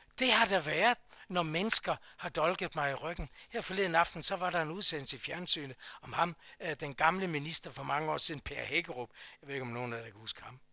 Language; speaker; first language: Danish; native; Danish